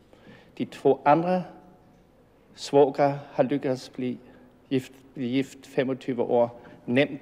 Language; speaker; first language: Danish; non-native, fluent; German